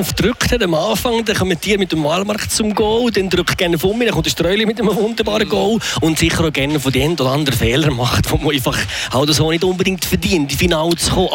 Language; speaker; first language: German; native; German